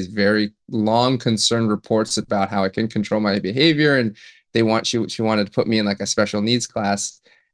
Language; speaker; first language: English; native; English